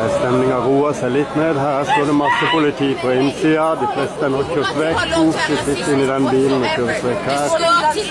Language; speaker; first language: Norwegian; native; Norwegian